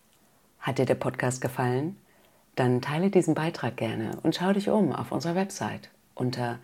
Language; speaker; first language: German; native; German